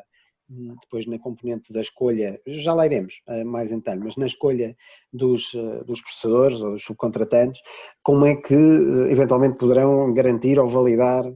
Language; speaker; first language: Portuguese; native; Portuguese